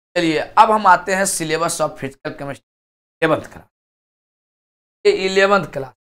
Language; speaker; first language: Hindi; native; Hindi